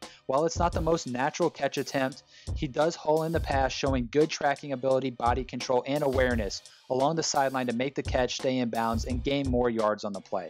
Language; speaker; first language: English; native; English